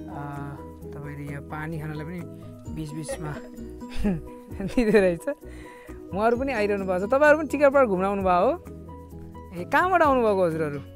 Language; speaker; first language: Nepali; native; Nepali